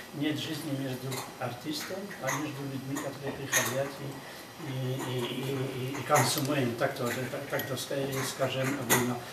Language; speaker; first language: Russian; non-native, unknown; Polish